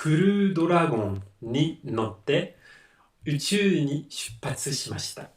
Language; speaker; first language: Japanese; non-native, fluent; French